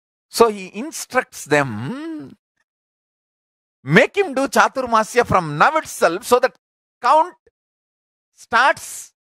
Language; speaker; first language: English; non-native, local second language; Tamil